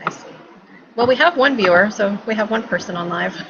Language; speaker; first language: English; native; English